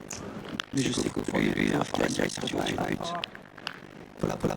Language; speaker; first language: French; native; French